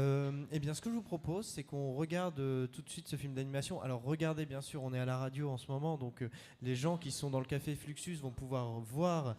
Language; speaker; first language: French; native; French